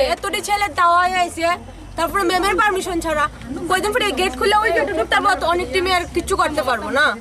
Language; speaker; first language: Bangla; native; Bangla